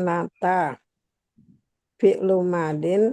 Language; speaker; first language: Arabic; non-native, learner; Indonesian